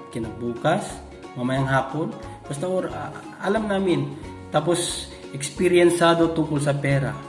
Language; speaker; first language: Filipino; non-native, local second language; Iloko